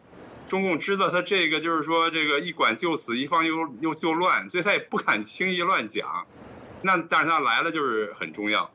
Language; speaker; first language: Chinese; native; Chinese